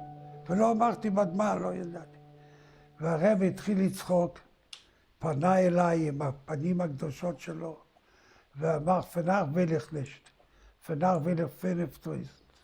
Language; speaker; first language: Hebrew; non-native, fluent; English